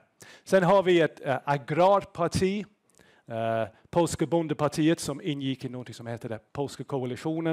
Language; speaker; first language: Swedish; non-native, fluent; English